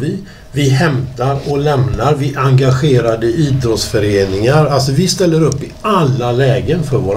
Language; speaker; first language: Swedish; native; Swedish